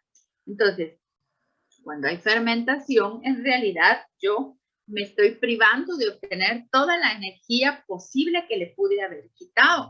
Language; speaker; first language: Spanish; native; Spanish